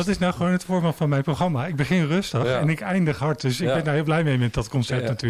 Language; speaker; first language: Dutch; native; Dutch